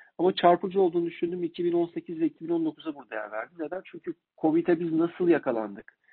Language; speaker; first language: Turkish; native; Turkish